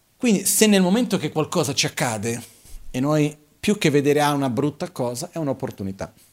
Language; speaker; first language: Italian; non-native, fluent; Portuguese